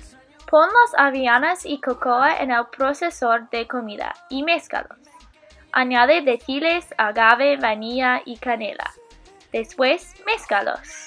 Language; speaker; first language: Spanish; non-native, learner; English